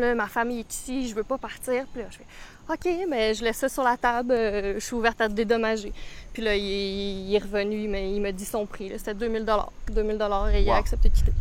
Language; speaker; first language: French; native; French